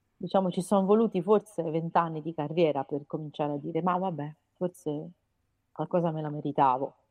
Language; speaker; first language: Italian; native; Italian